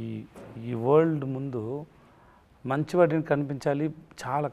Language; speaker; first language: Telugu; non-native, learner; Tamil